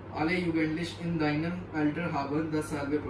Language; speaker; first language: German; non-native, learner; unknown